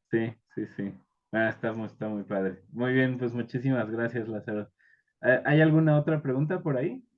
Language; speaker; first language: Spanish; native; Spanish